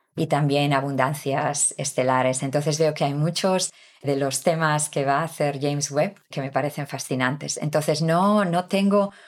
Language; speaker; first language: Spanish; native; Spanish